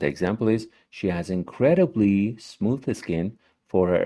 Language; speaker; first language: English; non-native, fluent; Persian